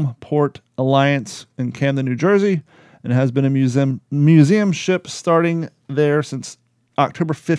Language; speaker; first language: English; native; English